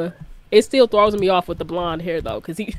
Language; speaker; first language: English; native; English